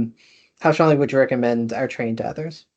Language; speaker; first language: English; native; English